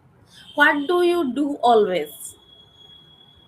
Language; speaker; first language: English; non-native, learner; Odia